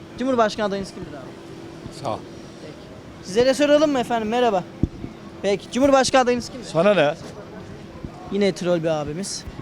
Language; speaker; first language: Turkish; native; Turkish